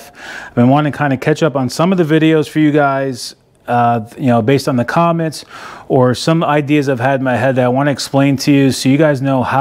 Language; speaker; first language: English; native; English